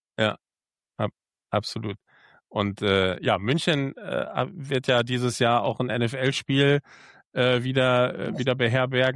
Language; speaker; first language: German; native; German